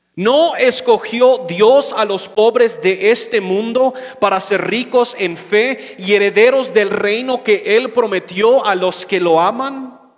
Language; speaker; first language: Spanish; non-native, fluent; English